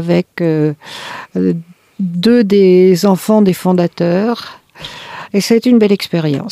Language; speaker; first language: French; native; French